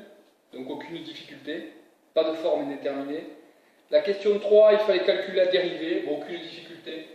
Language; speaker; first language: French; native; French